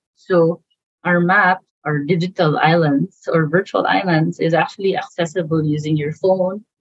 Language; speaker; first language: English; non-native, local second language; Cebuano